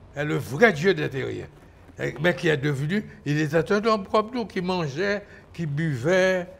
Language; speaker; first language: French; native; French